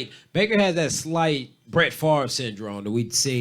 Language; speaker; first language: English; native; English